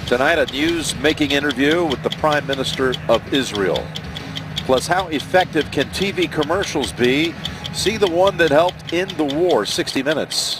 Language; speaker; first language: English; native; English